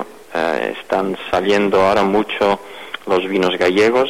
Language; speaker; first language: Spanish; non-native, fluent; Dutch